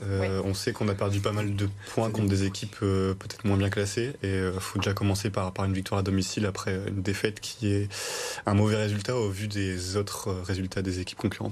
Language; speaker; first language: French; native; French